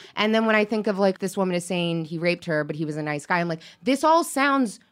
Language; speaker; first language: English; native; English